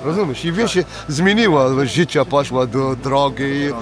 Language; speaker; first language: Polish; non-native, learner; Arabic